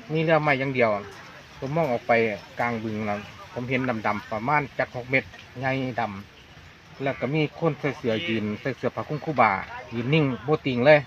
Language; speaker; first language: Thai; non-native, local second language; Northeastern Thai